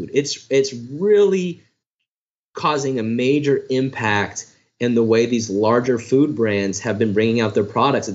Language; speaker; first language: English; native; English